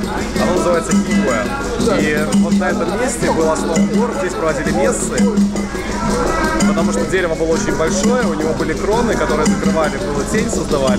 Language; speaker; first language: Russian; native; Russian